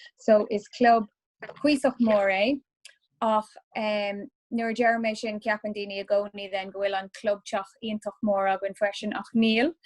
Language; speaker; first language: Irish; non-native, local second language; English